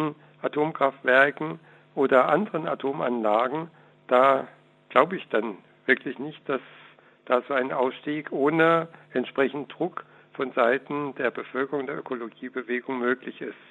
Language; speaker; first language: German; native; German